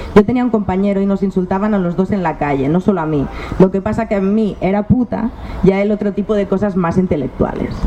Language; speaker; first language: Spanish; non-native, local second language; Catalan